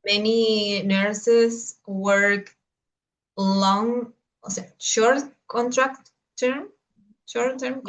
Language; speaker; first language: English; non-native, learner; Spanish